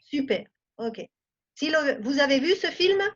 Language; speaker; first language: French; non-native, fluent; Spanish